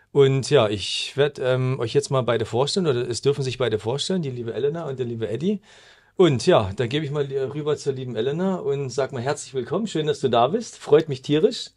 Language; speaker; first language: German; native; German